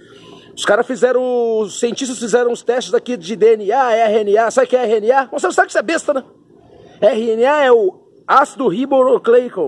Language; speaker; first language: Portuguese; native; Portuguese